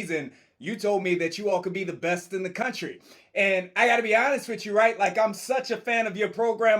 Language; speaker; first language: English; native; English